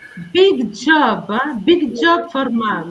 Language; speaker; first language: English; non-native, learner; French